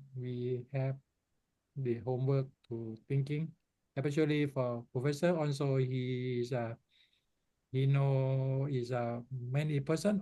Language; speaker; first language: English; non-native, learner; Thai